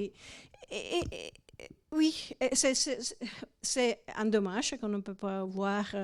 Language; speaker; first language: French; non-native, fluent; Italian